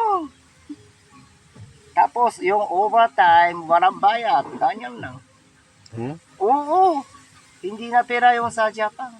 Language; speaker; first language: Filipino; non-native, learner; Japanese